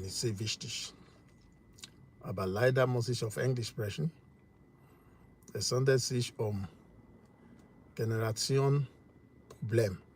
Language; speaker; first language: German; non-native, learner; English